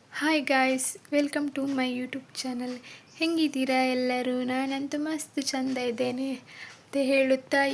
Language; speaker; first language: Kannada; non-native, local second language; Tulu